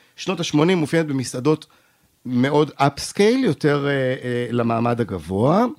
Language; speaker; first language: Hebrew; native; Hebrew